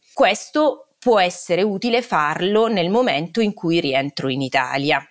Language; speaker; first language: Italian; native; Italian